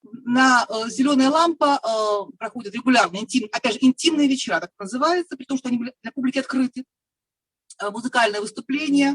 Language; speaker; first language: Russian; native; Russian